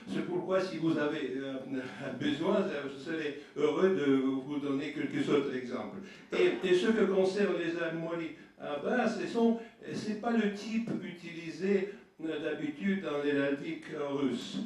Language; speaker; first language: French; non-native, learner; Russian